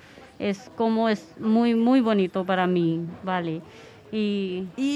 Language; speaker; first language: Spanish; non-native, learner; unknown